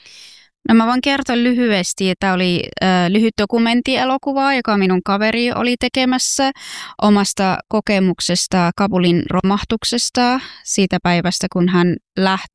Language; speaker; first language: Finnish; non-native, fluent; Persian